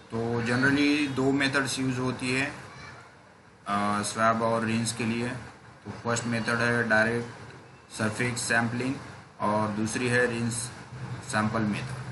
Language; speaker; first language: Hindi; non-native, local second language; Marathi